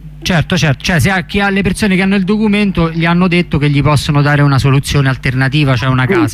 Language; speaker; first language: Italian; native; Italian